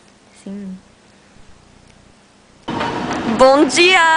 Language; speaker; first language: Portuguese; non-native, learner; English